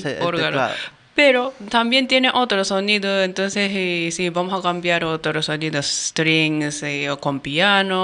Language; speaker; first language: Spanish; non-native, learner; Japanese